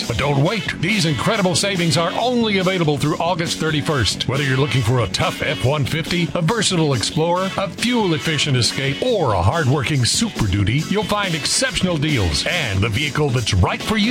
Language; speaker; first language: English; native; English